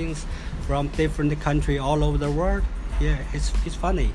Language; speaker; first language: English; non-native, fluent; Chinese